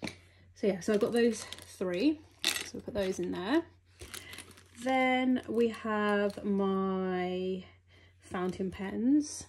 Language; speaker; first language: English; native; English